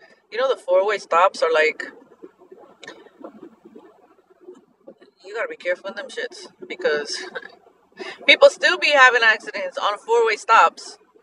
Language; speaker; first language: English; early bilingual, other home language; Spanish